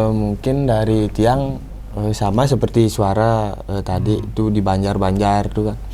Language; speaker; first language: Indonesian; non-native, local second language; Balinese